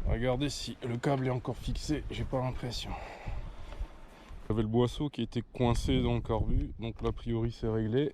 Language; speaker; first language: French; native; French